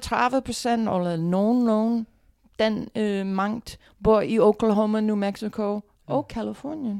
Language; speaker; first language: Danish; non-native, fluent; English